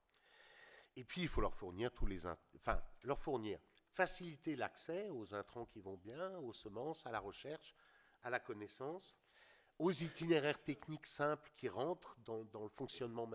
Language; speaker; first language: French; native; French